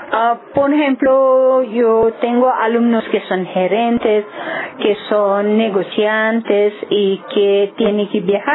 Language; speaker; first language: Spanish; non-native, learner; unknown